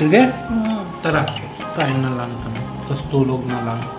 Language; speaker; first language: Filipino; non-native, learner; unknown